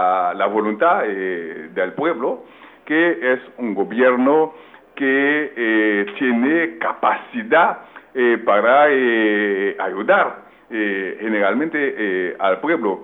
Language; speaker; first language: Spanish; non-native, local second language; Haitian Creole